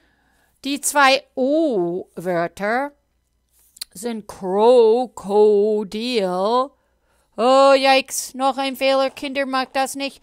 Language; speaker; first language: German; non-native, fluent; English